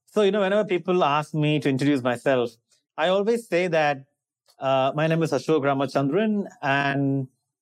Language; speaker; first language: English; non-native, local second language; Tamil